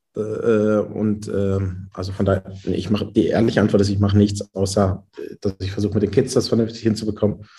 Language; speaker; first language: German; native; German